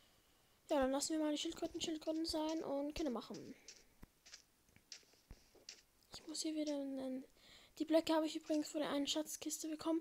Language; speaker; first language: German; native; German